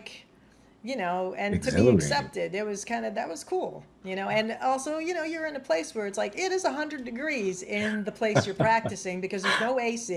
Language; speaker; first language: English; native; English